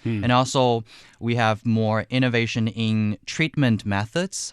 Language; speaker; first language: English; non-native, fluent; Chinese